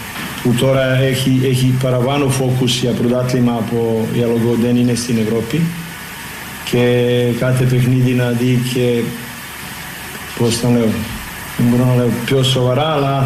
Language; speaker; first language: Greek; non-native, learner; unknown